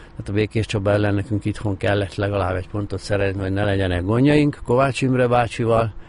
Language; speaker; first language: Hungarian; native; Hungarian